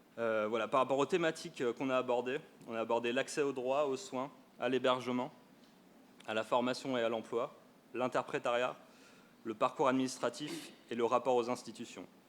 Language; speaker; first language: French; native; French